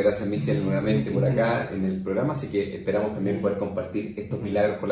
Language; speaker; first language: Spanish; native; Spanish